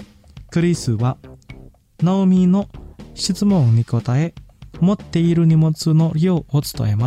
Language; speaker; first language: Japanese; non-native, fluent; Indonesian